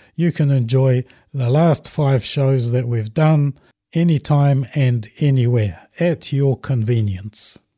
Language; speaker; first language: English; early bilingual, other home language; Greek